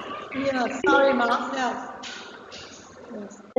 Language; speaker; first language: English; non-native, learner; Vietnamese